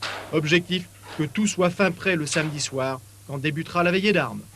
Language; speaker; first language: French; native; French